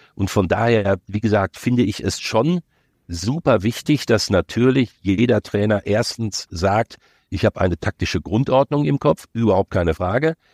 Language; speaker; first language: German; native; German